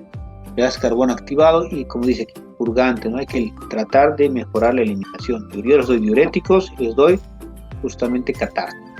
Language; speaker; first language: Spanish; native; Spanish